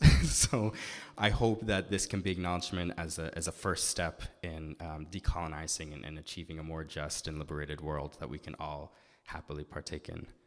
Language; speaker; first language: English; native; English